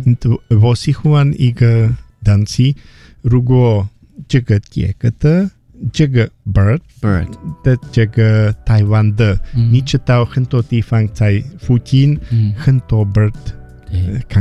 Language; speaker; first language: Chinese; non-native, learner; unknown